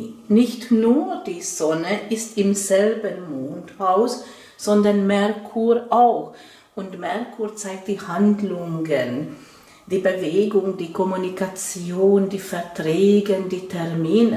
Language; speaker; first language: German; non-native, fluent; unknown